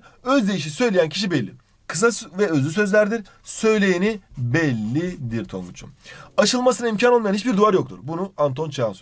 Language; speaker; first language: Turkish; native; Turkish